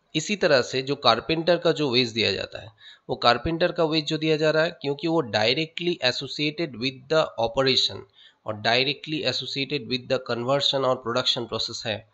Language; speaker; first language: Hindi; non-native, local second language; Bangla